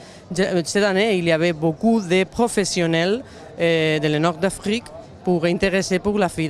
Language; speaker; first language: French; non-native, learner; Catalan